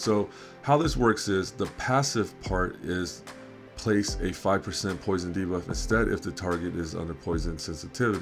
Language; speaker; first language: English; native; English